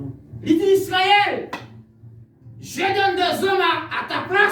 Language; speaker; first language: French; non-native, local second language; Haitian Creole